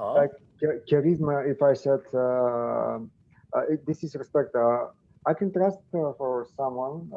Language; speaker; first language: English; non-native, learner; Bulgarian